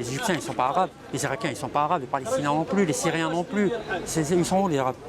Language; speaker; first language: French; native; French